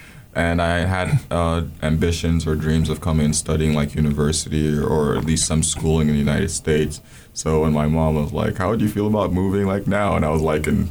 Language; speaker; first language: English; non-native, local second language; Ganda